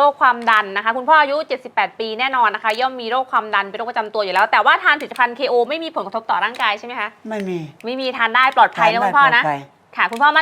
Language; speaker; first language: Thai; native; Thai